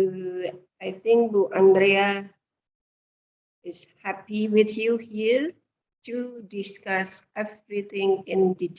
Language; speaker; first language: English; non-native, fluent; Indonesian